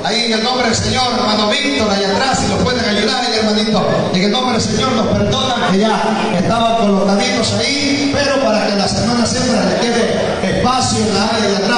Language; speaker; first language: Spanish; native; Spanish